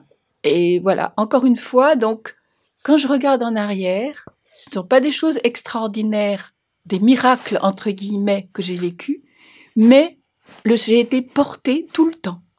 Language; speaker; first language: French; native; French